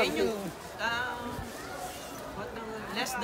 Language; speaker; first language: English; non-native, learner; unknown